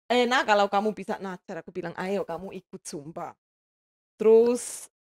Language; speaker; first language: Indonesian; non-native, fluent; Swiss German